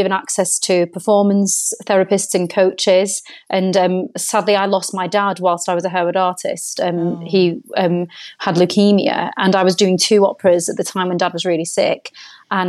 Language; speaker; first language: English; native; English